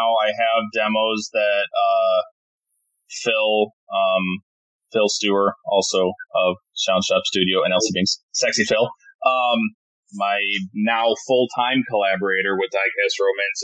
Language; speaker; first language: English; native; English